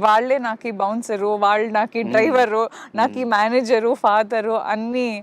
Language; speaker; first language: Telugu; non-native, fluent; Kannada